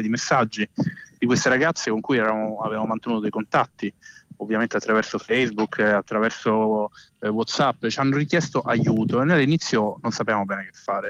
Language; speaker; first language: Italian; native; Italian